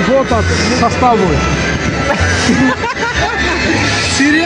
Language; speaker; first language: Russian; non-native, learner; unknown